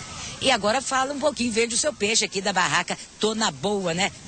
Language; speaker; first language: Portuguese; native; Portuguese